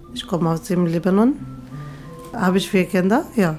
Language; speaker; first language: German; non-native, learner; Arabic